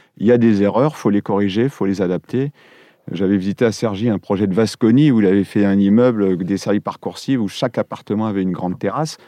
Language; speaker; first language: French; native; French